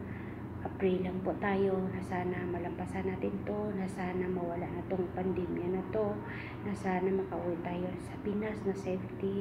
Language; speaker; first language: Filipino; non-native, local second language; Cebuano